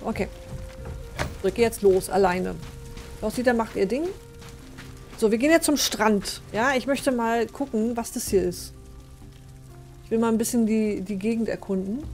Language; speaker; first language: German; native; German